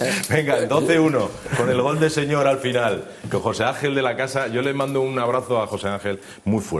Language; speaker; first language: Spanish; native; Spanish